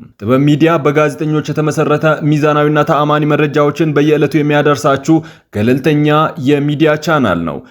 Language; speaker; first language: Amharic; native; Amharic